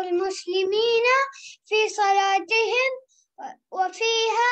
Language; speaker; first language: Arabic; native; Arabic